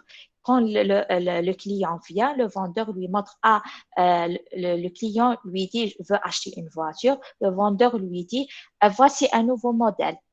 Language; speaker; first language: French; non-native, local second language; Arabic